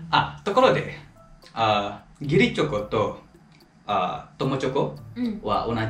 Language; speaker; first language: Japanese; non-native, fluent; Indonesian